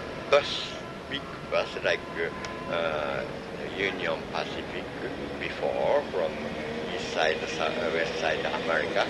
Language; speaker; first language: English; non-native, learner; Japanese